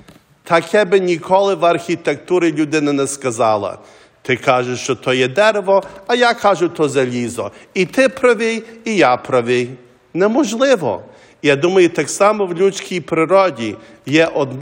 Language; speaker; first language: Ukrainian; early bilingual, heritage; Ukrainian